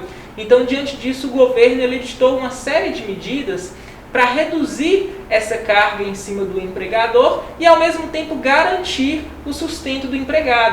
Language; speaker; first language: Portuguese; native; Portuguese